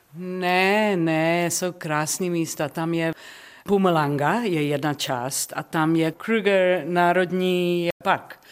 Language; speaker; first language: Czech; early bilingual, heritage; Czech